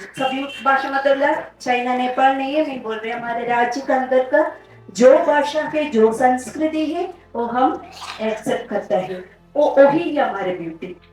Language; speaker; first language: Hindi; non-native, local second language; Malayalam